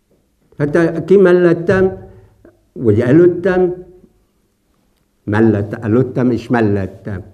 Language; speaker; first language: Hungarian; non-native, fluent; Arabic